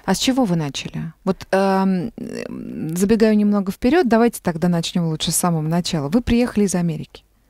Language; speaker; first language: Russian; native; Russian